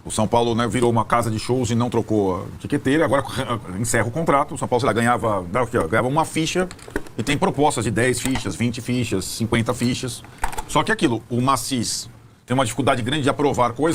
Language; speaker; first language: Portuguese; native; Portuguese